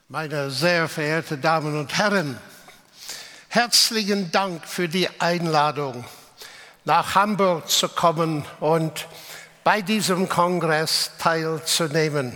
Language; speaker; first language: German; non-native, fluent; English